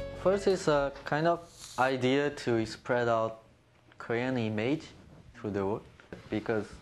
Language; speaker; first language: English; non-native, fluent; Portuguese